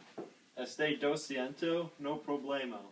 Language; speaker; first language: Spanish; non-native, learner; English